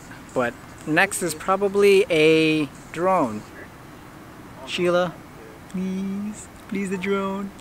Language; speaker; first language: English; native; English